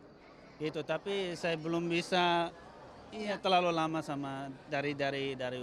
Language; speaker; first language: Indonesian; non-native, learner; Dutch